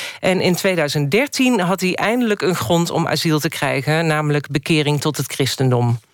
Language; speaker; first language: Dutch; native; Dutch